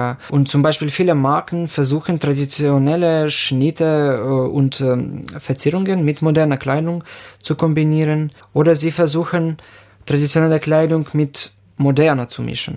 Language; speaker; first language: German; non-native, fluent; Ukrainian